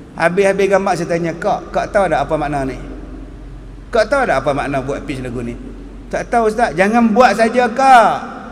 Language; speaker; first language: Malay; native; Malay